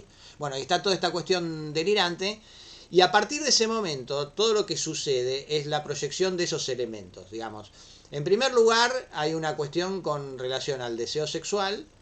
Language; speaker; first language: Spanish; native; Spanish